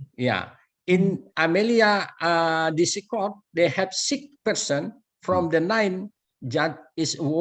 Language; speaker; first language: English; non-native, learner; Indonesian